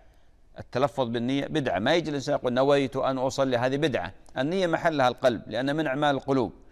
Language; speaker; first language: Arabic; native; Arabic